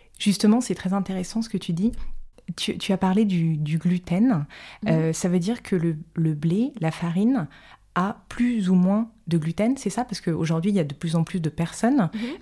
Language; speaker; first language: French; native; French